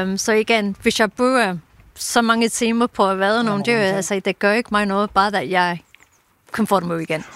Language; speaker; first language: Danish; non-native, fluent; English